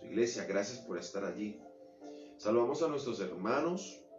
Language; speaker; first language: Spanish; native; Spanish